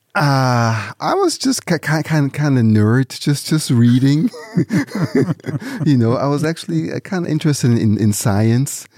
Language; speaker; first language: English; early bilingual, other home language; Swiss German